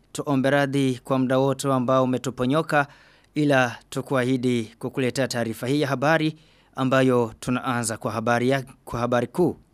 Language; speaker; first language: Swahili; non-native, local second language; Rundi